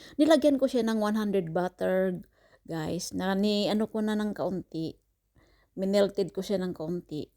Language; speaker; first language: Filipino; non-native, local second language; Cebuano